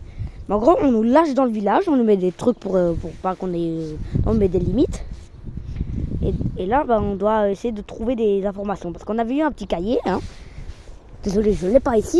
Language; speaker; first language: French; native; French